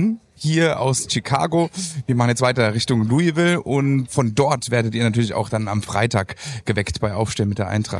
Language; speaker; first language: German; native; German